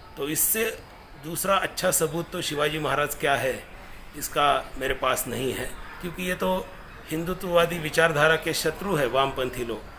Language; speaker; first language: Hindi; non-native, local second language; Marathi